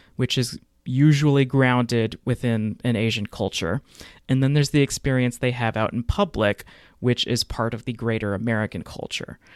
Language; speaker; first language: English; native; English